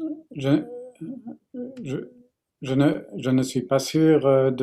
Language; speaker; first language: French; non-native, fluent; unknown